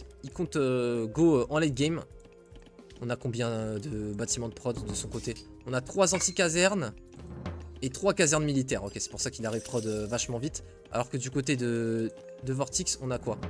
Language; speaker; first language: French; native; French